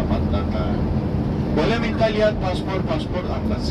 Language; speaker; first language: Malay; non-native, fluent; Turkish